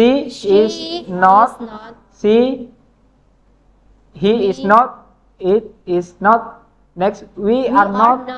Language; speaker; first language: English; non-native, fluent; Indonesian